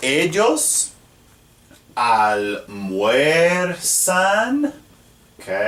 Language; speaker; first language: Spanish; non-native, fluent; English